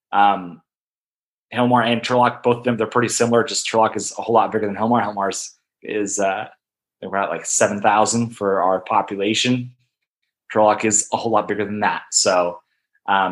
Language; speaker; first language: English; native; English